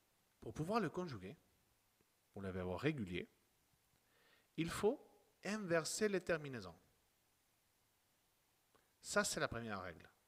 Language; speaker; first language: French; non-native, fluent; Spanish